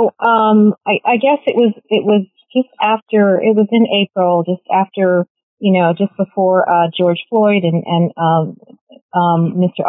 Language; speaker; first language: English; native; English